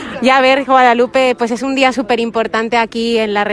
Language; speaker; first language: Spanish; native; Spanish